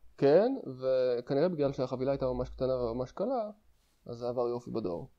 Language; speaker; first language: Hebrew; native; Hebrew